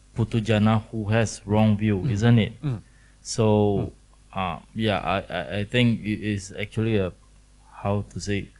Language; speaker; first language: English; non-native, fluent; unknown